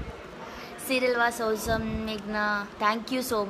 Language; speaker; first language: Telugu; non-native, learner; Malayalam